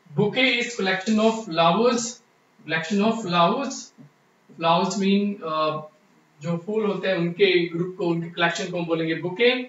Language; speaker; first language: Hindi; non-native, local second language; Punjabi